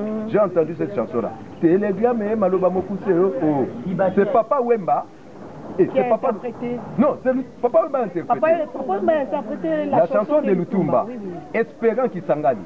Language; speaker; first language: French; non-native, local second language; Lingala